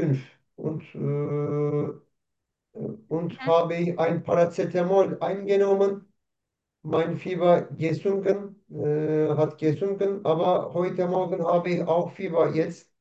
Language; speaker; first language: German; non-native, learner; Turkish